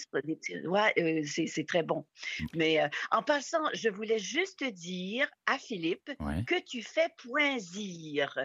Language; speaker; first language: French; native; French